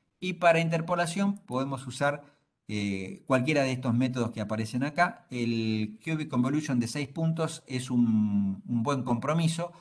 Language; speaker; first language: Spanish; native; Spanish